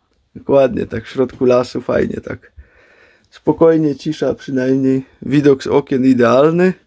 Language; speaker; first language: Polish; native; Polish